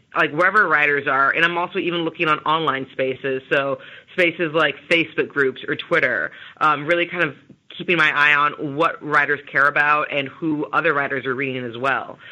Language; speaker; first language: English; native; English